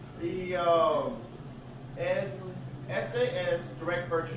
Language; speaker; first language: Spanish; non-native, learner; English